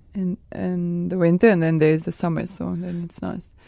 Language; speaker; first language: English; non-native, fluent; Czech